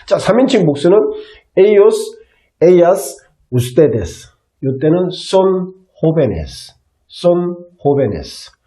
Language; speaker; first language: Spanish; non-native, learner; Korean